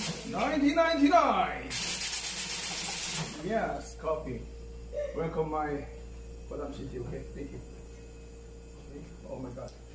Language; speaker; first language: English; non-native, learner; Korean